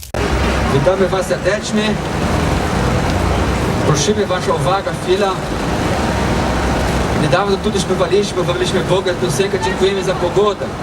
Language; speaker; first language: Polish; non-native, fluent; Portuguese